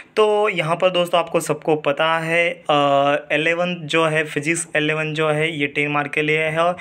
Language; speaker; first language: Hindi; non-native, local second language; Marathi